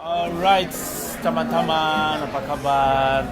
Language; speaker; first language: Indonesian; non-native, fluent; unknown